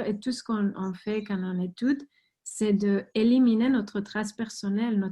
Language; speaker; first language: French; non-native, fluent; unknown